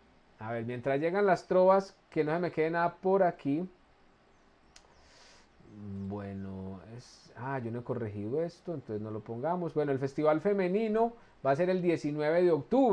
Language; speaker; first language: Spanish; native; Spanish